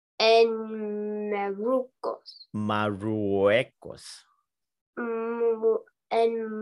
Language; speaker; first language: Spanish; non-native, learner; English